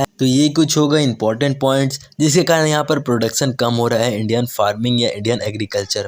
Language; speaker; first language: Hindi; native; Hindi